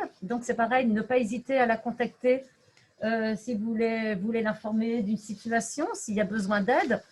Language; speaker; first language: French; native; French